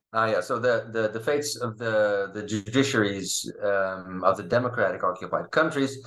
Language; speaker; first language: English; non-native, fluent; Dutch